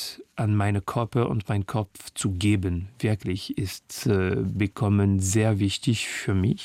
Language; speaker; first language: German; non-native, fluent; French